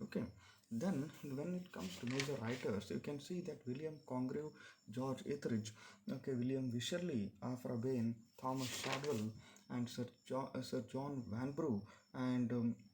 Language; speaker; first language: English; non-native, local second language; Kannada